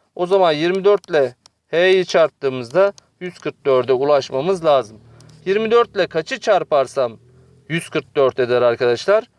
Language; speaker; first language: Turkish; native; Turkish